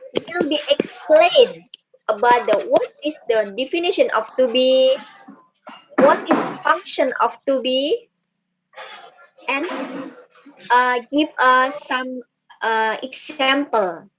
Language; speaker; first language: English; non-native, learner; Indonesian